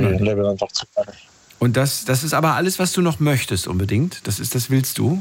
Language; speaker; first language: German; native; German